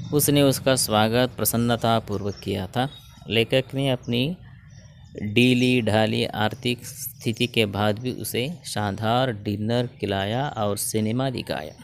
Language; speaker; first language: Hindi; non-native, local second language; Kannada